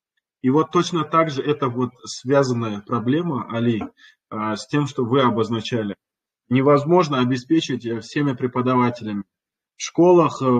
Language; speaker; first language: Russian; non-native, local second language; Kumyk